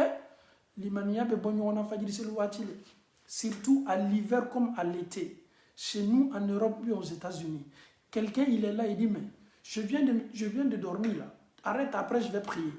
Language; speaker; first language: French; non-native, local second language; Bambara